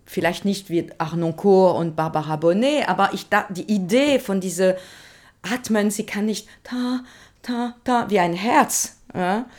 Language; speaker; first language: German; non-native, learner; French